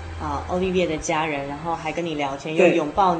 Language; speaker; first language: Chinese; native; Chinese